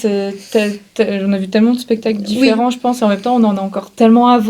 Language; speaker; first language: French; native; French